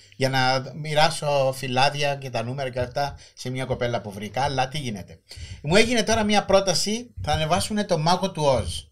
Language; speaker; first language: Greek; native; Greek